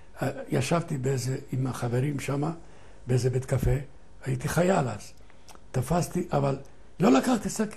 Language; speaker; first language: Hebrew; non-native, fluent; Ladino